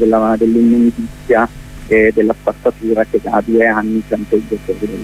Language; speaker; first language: Italian; native; Italian